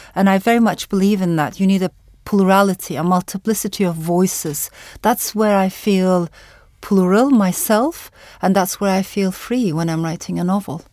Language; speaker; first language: English; non-native, fluent; Turkish